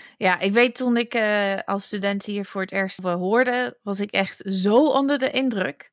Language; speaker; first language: Dutch; non-native, fluent; English